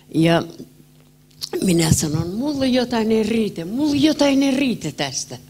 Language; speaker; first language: Finnish; early bilingual, heritage; Finnish